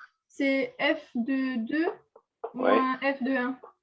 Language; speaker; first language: French; native; French